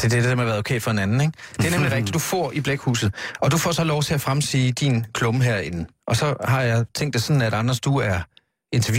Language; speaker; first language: Danish; native; Danish